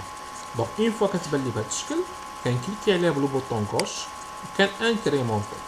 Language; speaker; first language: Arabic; native; Arabic